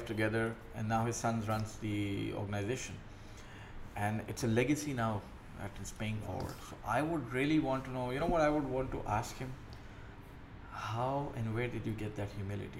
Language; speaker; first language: English; non-native, local second language; Urdu